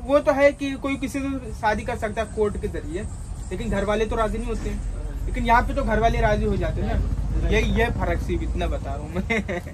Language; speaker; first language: Hindi; native; Hindi